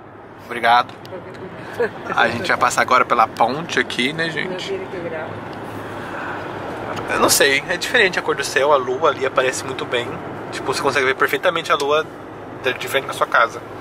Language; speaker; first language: Portuguese; native; Portuguese